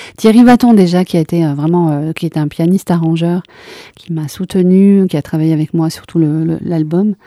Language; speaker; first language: French; native; French